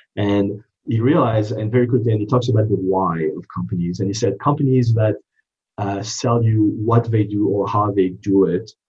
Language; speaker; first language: English; non-native, fluent; French